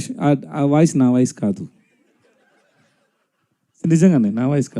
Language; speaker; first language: Telugu; non-native, learner; Tamil